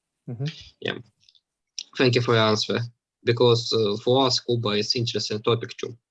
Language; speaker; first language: English; non-native, learner; Russian